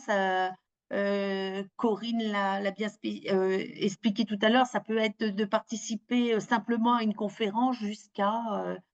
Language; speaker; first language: French; native; French